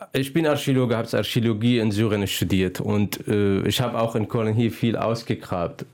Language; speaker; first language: German; non-native, fluent; Arabic